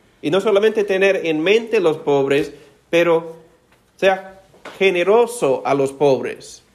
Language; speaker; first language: Spanish; non-native, fluent; English